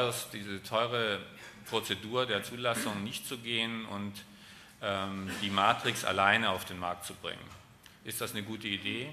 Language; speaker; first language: German; native; German